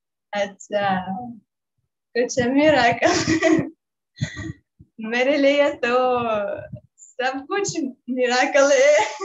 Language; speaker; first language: Hindi; non-native, learner; Russian